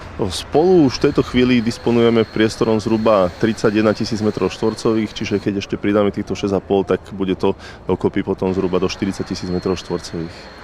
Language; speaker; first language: Slovak; native; Slovak